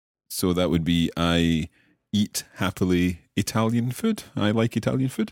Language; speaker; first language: English; native; English